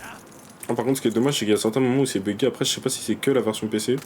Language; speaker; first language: French; native; French